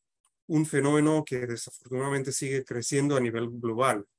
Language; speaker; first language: Spanish; native; Spanish